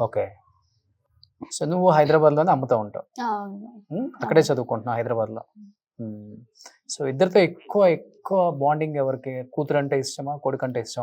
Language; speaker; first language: Telugu; native; Telugu